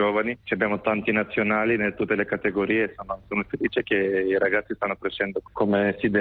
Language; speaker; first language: Italian; non-native, fluent; Macedonian